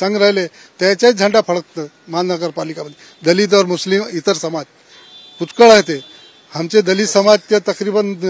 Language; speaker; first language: Marathi; non-native, local second language; Urdu